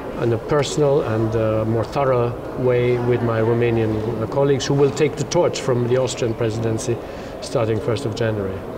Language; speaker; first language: English; non-native, fluent; German